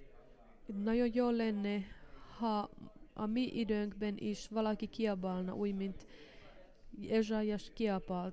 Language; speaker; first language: Hungarian; non-native, fluent; Finnish